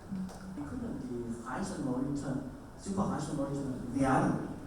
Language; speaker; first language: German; non-native, learner; Chinese